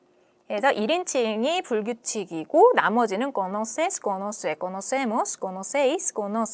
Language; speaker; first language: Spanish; non-native, fluent; Korean